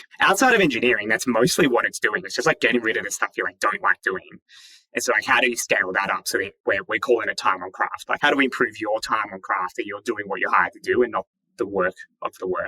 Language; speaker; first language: English; native; English